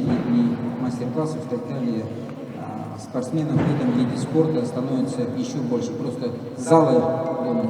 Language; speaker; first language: Russian; native; Russian